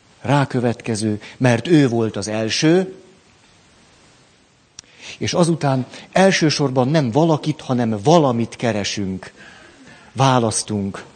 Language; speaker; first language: Hungarian; native; Hungarian